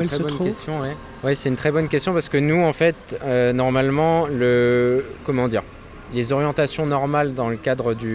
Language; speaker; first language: French; native; French